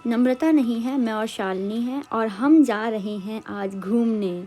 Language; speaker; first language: Hindi; native; Hindi